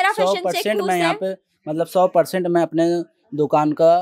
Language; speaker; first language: Hindi; native; Hindi